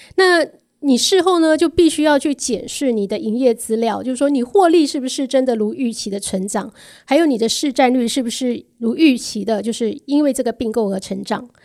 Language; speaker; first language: Chinese; native; Chinese